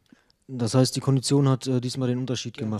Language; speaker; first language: German; native; German